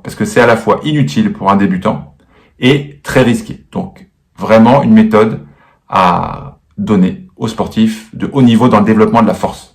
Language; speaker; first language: French; native; French